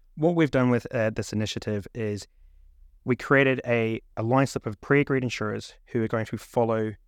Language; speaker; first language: English; native; English